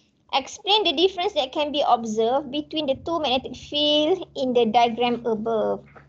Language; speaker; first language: English; non-native, local second language; Malay